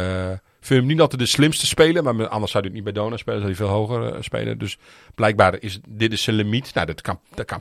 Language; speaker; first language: Dutch; native; Dutch